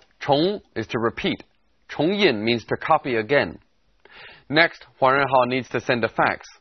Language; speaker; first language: English; native; English